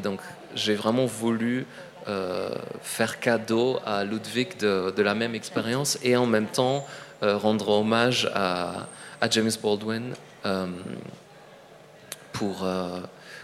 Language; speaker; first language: French; non-native, fluent; Polish